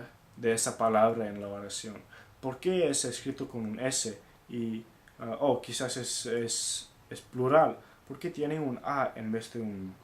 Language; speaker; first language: Spanish; non-native, fluent; English